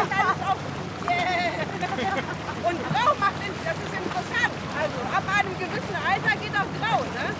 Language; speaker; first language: German; native; German